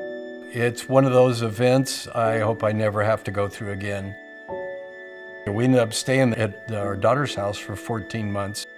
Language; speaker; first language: English; native; English